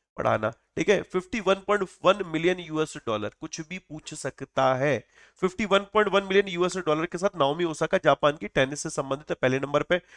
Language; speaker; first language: Hindi; native; Hindi